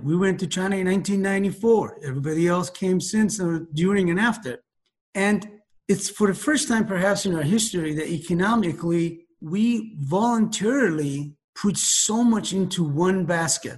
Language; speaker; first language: English; non-native, fluent; Persian